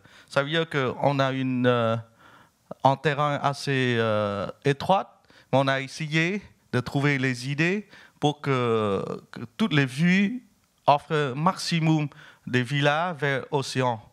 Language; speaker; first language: French; non-native, fluent; Vietnamese